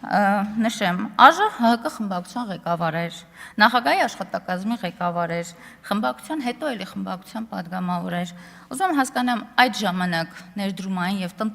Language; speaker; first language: Armenian; native; Armenian